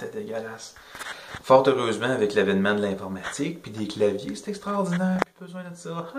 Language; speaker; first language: French; native; French